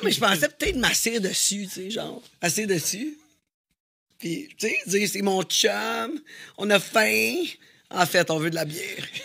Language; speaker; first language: French; native; French